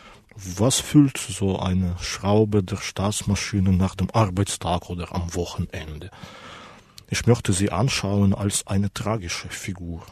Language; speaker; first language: German; non-native, fluent; Belarusian